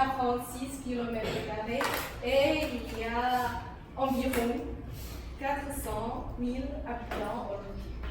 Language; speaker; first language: French; non-native, fluent; Chinese